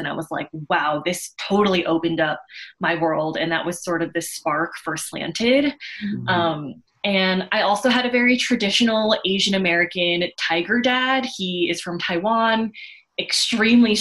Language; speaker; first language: English; native; English